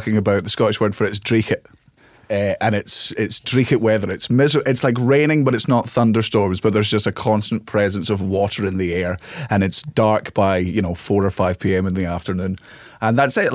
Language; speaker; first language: English; native; English